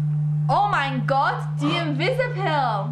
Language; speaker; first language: German; non-native, learner; English